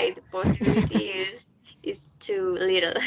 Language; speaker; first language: English; non-native, learner; Spanish